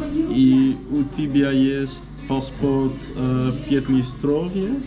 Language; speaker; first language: Russian; non-native, learner; Dutch